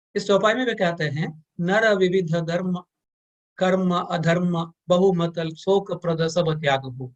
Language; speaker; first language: Hindi; non-native, local second language; Kannada